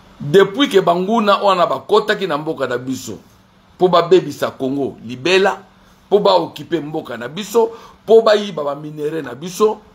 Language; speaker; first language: Lingala; native; Lingala